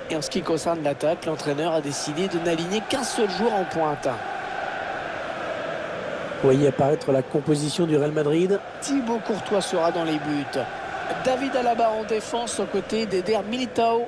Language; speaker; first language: French; native; French